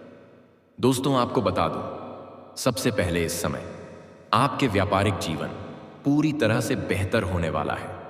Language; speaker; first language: Hindi; native; Hindi